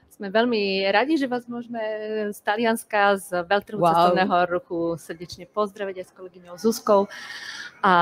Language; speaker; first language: Italian; non-native, fluent; Slovak